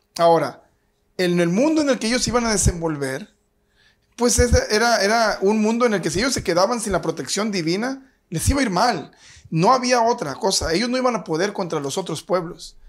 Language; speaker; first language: Spanish; native; Spanish